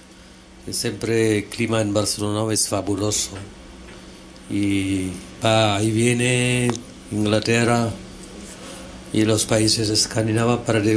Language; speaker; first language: Spanish; non-native, fluent; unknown